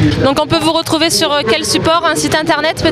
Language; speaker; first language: French; native; French